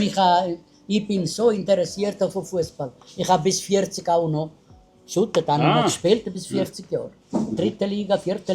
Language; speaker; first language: German; non-native, learner; Italian